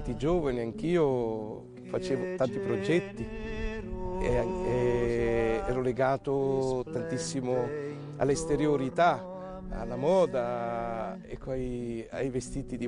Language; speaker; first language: Italian; native; Italian